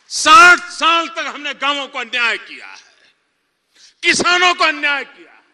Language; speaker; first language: Hindi; non-native, local second language; Gujarati